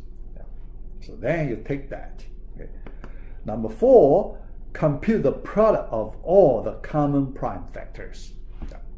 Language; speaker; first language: English; non-native, fluent; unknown